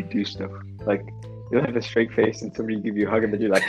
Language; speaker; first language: English; non-native, local second language; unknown